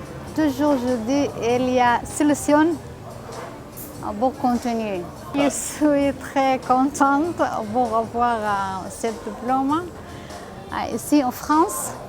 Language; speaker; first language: French; non-native, learner; Arabic